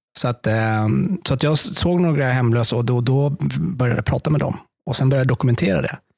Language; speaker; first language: Swedish; early bilingual, other home language; Persian